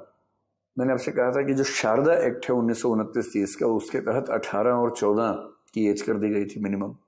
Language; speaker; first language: Hindi; native; Hindi